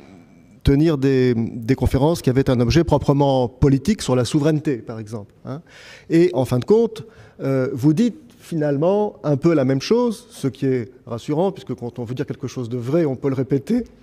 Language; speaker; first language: French; native; French